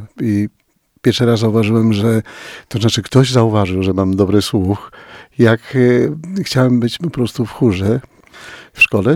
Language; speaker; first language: Polish; non-native, fluent; Spanish